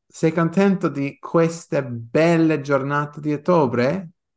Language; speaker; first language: Italian; non-native, learner; English